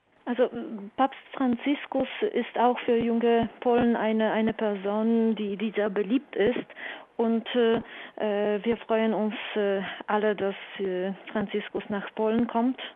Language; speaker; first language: German; non-native, fluent; Polish